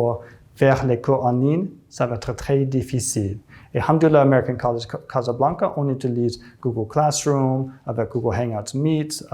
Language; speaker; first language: French; non-native, learner; English